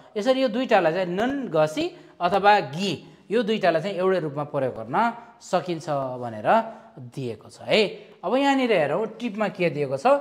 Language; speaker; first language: Nepali; native; Nepali